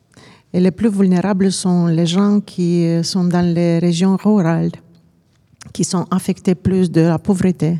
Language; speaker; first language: French; non-native, fluent; Romanian